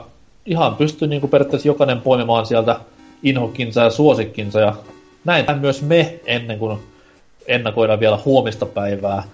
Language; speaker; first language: Finnish; native; Finnish